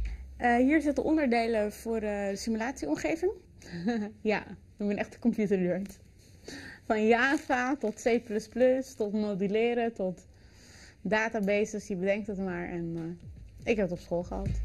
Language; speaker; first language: Dutch; native; Dutch